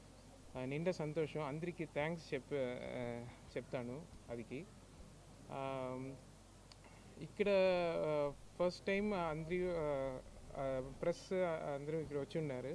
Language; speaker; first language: Telugu; non-native, learner; Tamil